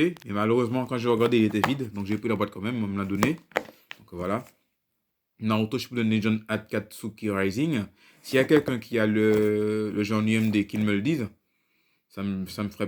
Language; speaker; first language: French; native; French